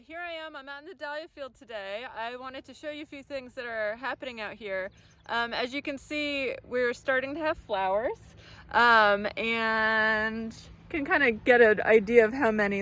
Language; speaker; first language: English; native; English